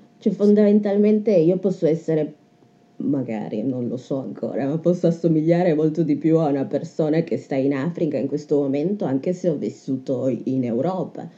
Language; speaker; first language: Italian; native; Italian